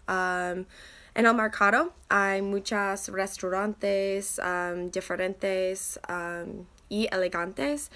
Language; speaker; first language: Spanish; non-native, learner; English